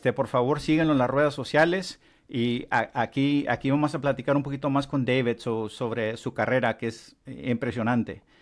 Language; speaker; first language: Spanish; early bilingual, heritage; Spanish